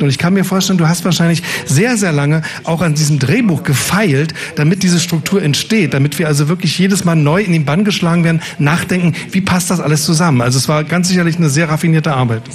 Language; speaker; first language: German; native; German